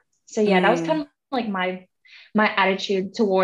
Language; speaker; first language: English; non-native, local second language; Cantonese